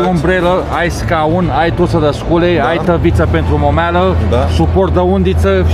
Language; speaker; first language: Romanian; native; Romanian